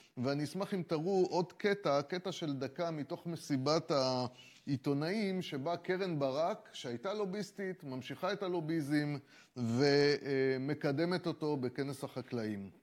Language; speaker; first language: Hebrew; native; Hebrew